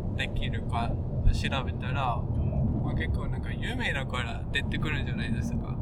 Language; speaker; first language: Japanese; non-native, fluent; Dutch